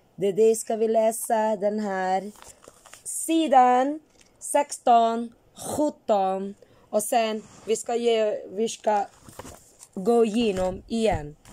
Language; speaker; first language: Swedish; non-native, learner; Filipino